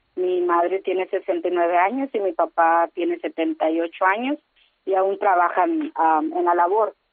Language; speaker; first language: Spanish; native; Spanish